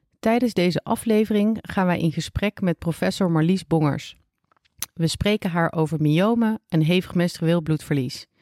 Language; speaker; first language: Dutch; native; Dutch